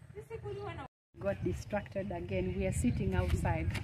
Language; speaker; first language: English; non-native, local second language; Kalenjin